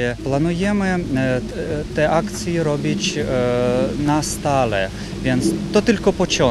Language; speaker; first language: Polish; non-native, learner; Ukrainian